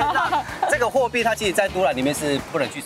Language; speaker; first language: Chinese; native; Chinese